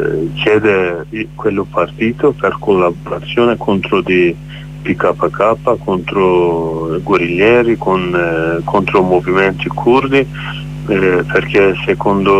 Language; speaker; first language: Italian; non-native, learner; Kurdish